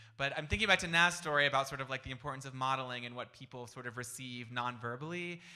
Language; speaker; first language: English; native; English